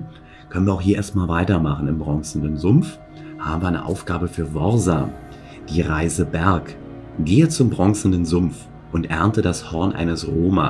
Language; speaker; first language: German; native; German